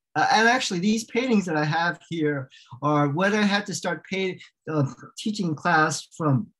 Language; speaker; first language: English; native; English